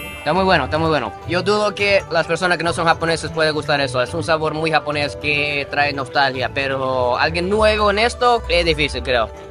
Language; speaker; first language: Spanish; non-native, fluent; Japanese